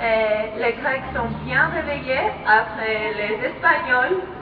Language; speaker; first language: French; non-native, fluent; Greek